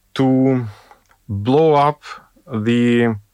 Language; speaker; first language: English; non-native, fluent; Ukrainian